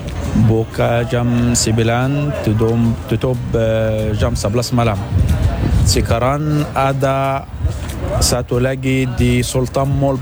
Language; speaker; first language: Indonesian; non-native, learner; Arabic